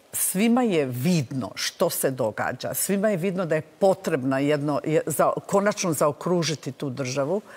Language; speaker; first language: Croatian; native; Croatian